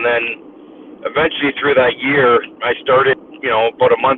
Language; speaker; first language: English; native; English